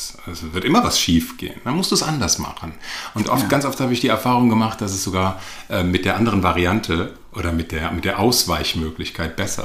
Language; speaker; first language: German; native; German